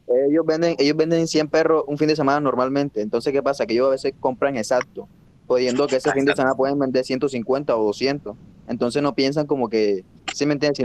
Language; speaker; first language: Spanish; native; Spanish